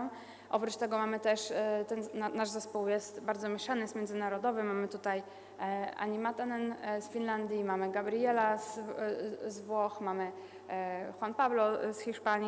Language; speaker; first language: Polish; native; Polish